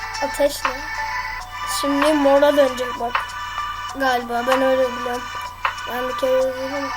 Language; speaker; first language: Turkish; native; Turkish